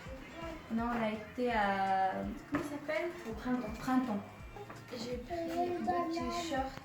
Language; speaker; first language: French; non-native, fluent; Arabic